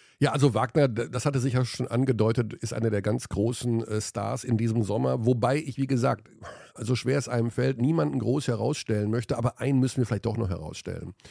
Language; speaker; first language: German; native; German